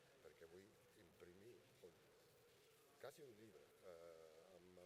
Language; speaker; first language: Catalan; non-native, fluent; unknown